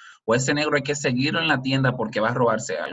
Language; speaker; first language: Spanish; native; Spanish